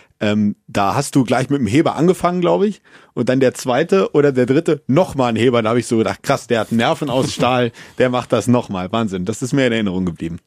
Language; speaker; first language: German; native; German